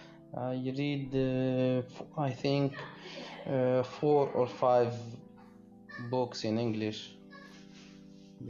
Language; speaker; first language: English; non-native, learner; Arabic